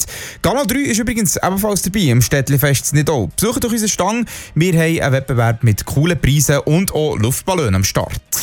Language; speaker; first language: German; native; German